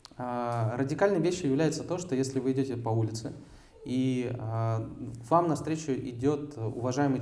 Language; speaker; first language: Russian; native; Russian